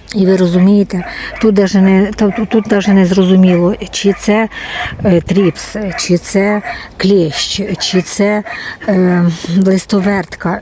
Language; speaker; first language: Ukrainian; non-native, local second language; Russian